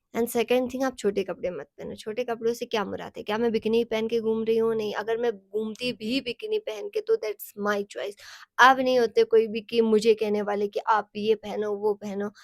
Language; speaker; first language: Hindi; non-native, local second language; Sicilian